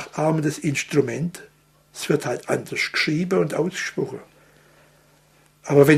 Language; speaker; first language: German; native; German